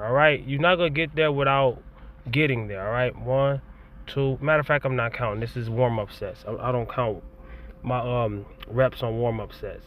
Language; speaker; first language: English; native; English